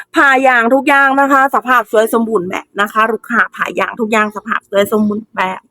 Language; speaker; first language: Thai; native; Thai